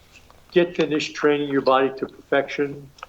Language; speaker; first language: English; native; English